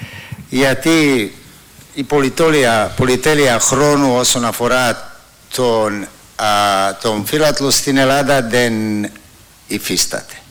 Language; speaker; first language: Greek; non-native, fluent; Serbian